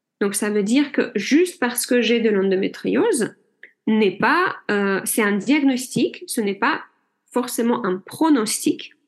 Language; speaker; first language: French; non-native, fluent; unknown